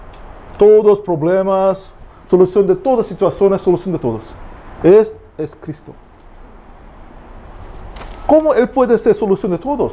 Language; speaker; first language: Spanish; non-native, learner; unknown